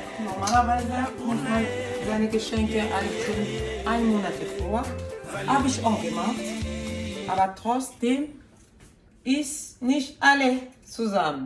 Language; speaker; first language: German; non-native, fluent; Lingala